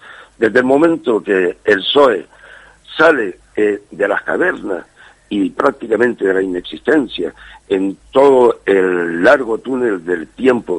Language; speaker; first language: Spanish; native; Spanish